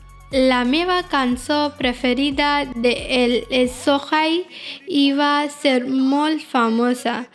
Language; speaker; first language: Catalan; non-native, learner; Punjabi